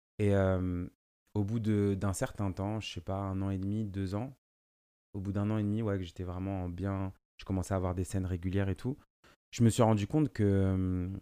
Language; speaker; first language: French; native; French